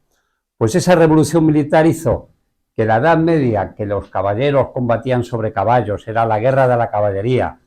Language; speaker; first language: Spanish; native; Spanish